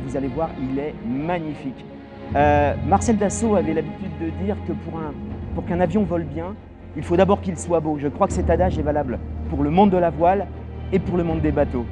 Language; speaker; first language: French; native; French